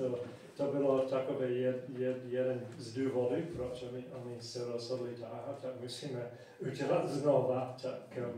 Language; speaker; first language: Czech; non-native, fluent; English